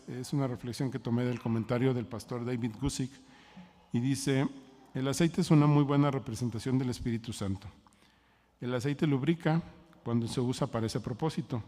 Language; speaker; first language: Spanish; native; Spanish